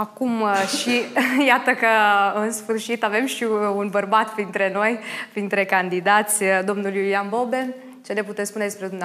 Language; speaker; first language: Romanian; native; Romanian